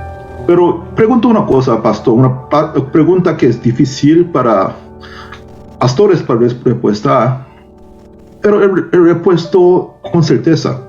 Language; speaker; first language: Spanish; non-native, learner; Korean